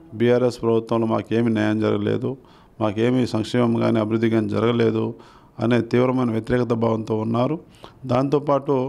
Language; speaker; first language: Telugu; native; Telugu